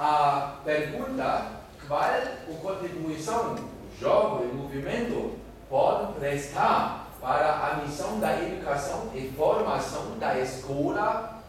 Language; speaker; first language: Portuguese; non-native, fluent; German